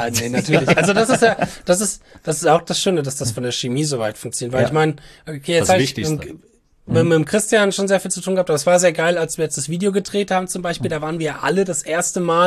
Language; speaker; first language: German; native; German